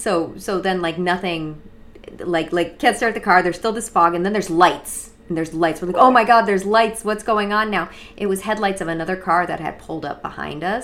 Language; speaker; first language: English; native; English